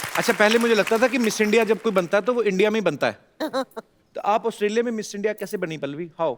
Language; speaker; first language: Hindi; non-native, local second language; Punjabi